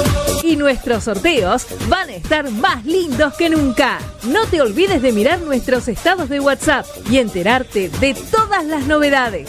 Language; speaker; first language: Spanish; native; Spanish